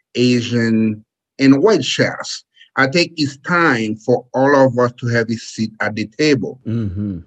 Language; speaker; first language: English; non-native, fluent; Haitian Creole